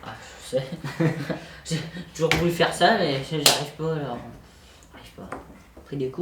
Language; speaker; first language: French; native; French